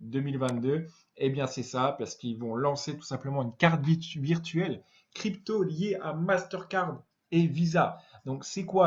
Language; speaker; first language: French; native; French